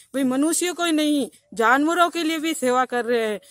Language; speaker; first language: Hindi; native; Hindi